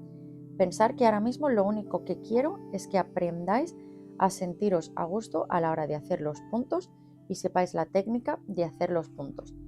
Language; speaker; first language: Spanish; native; Spanish